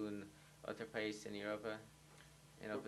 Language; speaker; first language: Spanish; non-native, learner; English